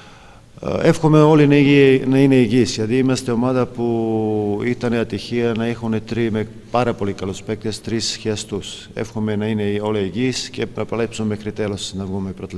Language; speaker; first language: Greek; non-native, fluent; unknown